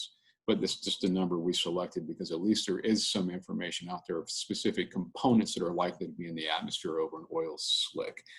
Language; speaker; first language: English; native; English